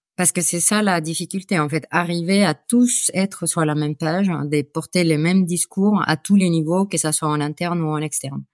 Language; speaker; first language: French; non-native, fluent; Spanish